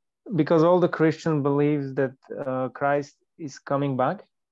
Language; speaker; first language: English; non-native, fluent; Slovak